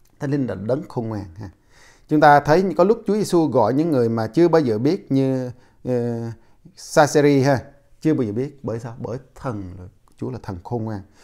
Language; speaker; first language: Vietnamese; non-native, local second language; Jarai